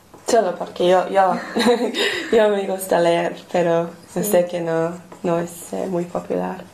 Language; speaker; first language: Spanish; non-native, fluent; English